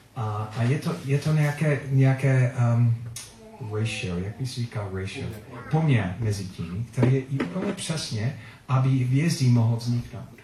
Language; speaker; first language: Czech; non-native, fluent; Filipino